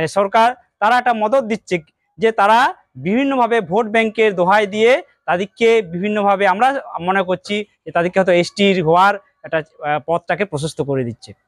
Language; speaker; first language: Bangla; non-native, local second language; Santali